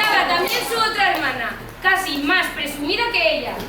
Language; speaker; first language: Spanish; native; Spanish